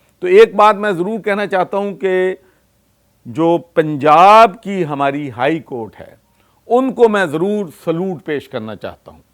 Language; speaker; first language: Urdu; non-native, local second language; Punjabi